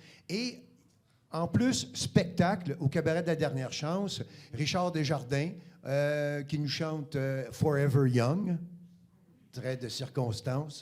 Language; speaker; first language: French; native; French